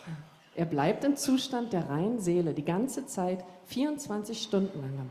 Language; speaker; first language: German; native; German